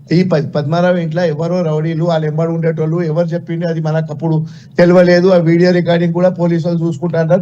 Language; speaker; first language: Telugu; non-native, local second language; Gujarati